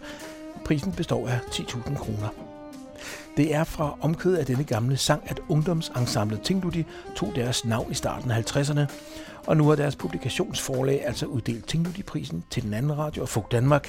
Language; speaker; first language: Danish; native; Danish